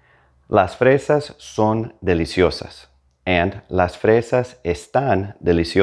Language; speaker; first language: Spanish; non-native, fluent; English